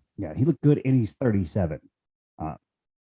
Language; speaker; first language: English; native; English